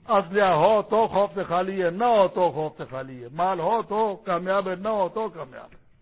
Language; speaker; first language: Urdu; non-native, local second language; Pashto